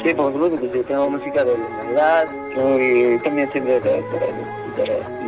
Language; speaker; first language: Spanish; early bilingual, heritage; Spanish